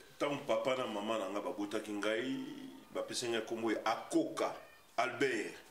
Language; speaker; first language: Lingala; native; Lingala